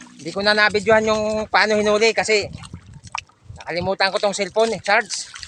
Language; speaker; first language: Filipino; non-native, local second language; Bikol